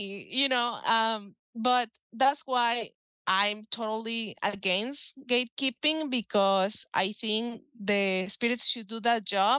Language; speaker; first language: English; non-native, fluent; Spanish